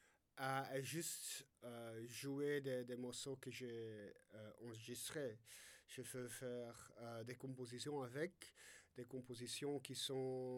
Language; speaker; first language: French; non-native, fluent; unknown